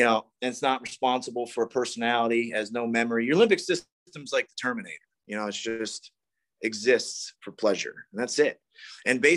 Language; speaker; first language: English; native; English